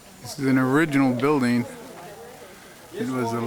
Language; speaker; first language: English; native; English